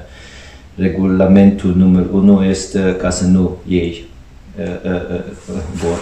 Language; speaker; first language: Romanian; non-native, fluent; Hungarian